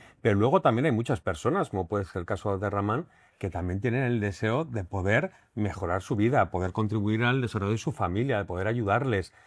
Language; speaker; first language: Spanish; native; Spanish